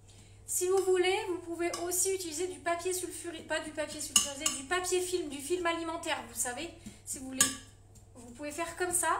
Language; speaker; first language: French; native; French